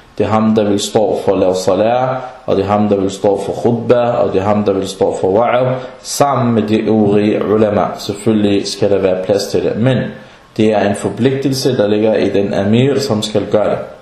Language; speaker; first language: Danish; early bilingual, other home language; Arabic